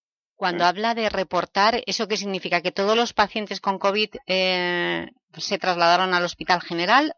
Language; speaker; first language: Spanish; native; Spanish